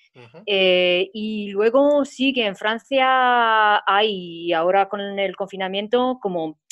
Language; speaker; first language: Spanish; non-native, fluent; French